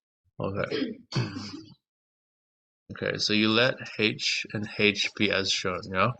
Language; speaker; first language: English; native; English